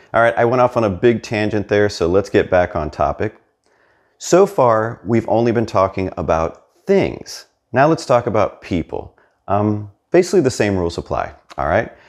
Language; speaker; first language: English; native; English